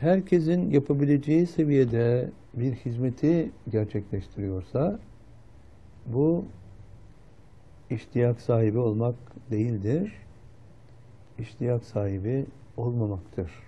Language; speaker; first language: Turkish; native; Turkish